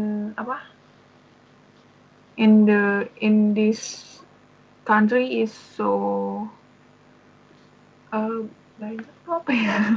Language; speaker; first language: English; non-native, learner; Indonesian